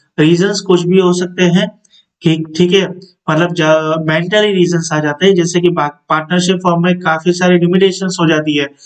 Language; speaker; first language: Hindi; non-native, local second language; Gujarati